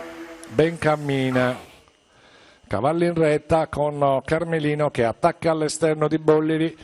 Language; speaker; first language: Italian; native; Italian